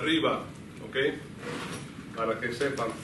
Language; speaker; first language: Spanish; non-native, fluent; English